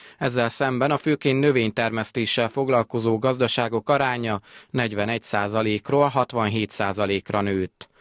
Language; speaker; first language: Hungarian; native; Hungarian